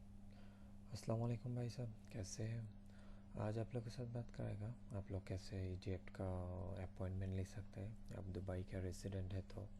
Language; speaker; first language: Hindi; non-native, fluent; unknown